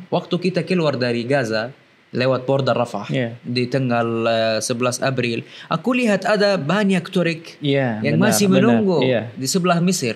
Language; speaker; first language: Indonesian; non-native, fluent; Arabic